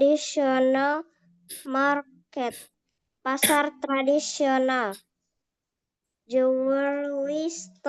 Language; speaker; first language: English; non-native, learner; Indonesian